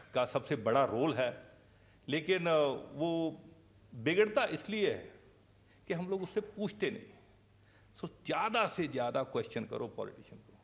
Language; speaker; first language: Hindi; non-native, local second language; Punjabi